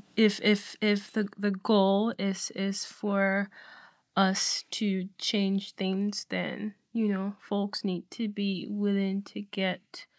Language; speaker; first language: English; non-native, local second language; Yoruba